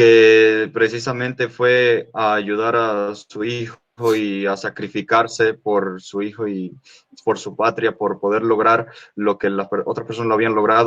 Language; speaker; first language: Spanish; non-native, local second language; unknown